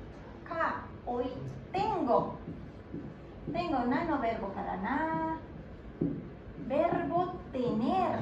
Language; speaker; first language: Spanish; non-native, fluent; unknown